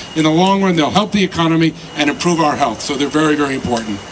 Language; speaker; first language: English; native; English